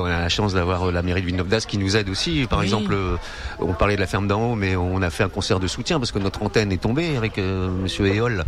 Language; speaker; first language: French; native; French